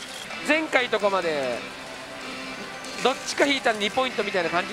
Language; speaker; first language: Japanese; native; Japanese